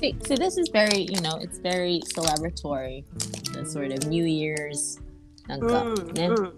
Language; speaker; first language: English; non-native, fluent; Japanese